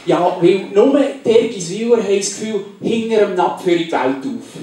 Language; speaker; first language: German; native; German